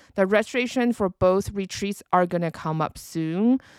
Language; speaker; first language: English; early bilingual, other home language; Chinese